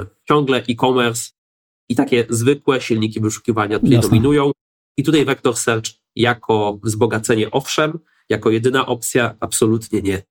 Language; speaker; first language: Polish; native; Polish